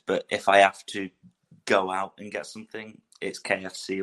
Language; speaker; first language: English; native; English